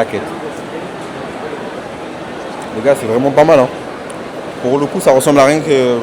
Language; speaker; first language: French; native; French